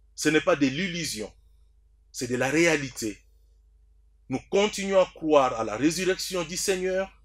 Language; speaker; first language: French; non-native, local second language; Swahili